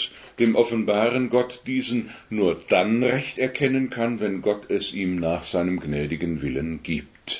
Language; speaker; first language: German; native; German